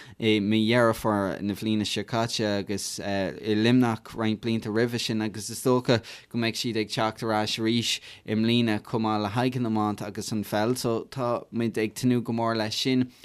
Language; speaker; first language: Irish; native; Irish